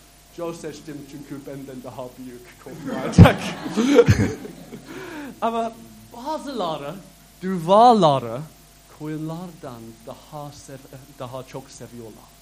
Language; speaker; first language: Turkish; non-native, fluent; English